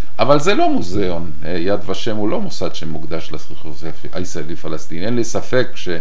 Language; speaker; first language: Hebrew; non-native, fluent; Spanish